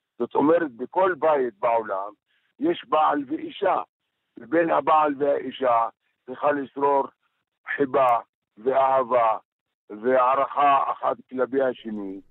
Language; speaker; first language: Hebrew; non-native, local second language; Arabic